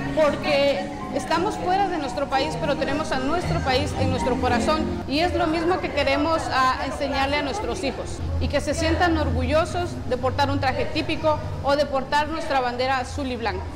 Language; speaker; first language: Spanish; native; Spanish